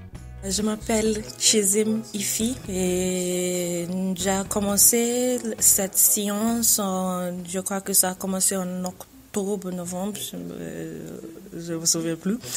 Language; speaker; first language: French; non-native, learner; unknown